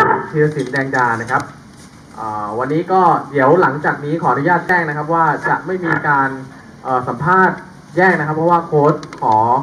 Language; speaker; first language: Thai; native; Thai